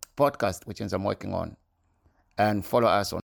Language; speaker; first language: English; non-native, local second language; North Ndebele